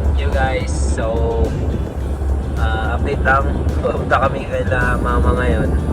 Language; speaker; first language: Filipino; non-native, local second language; Cebuano